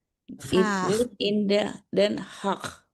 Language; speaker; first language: Dutch; non-native, learner; Indonesian